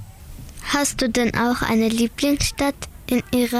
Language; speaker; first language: German; early bilingual, other home language; Persian